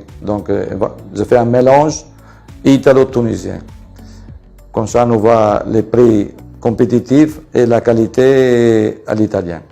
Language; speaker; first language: French; non-native, fluent; Italian